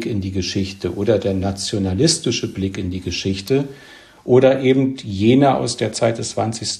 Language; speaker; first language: German; native; German